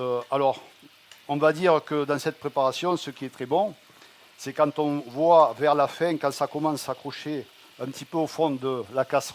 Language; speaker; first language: French; native; French